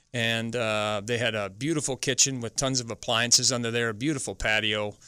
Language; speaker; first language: English; native; English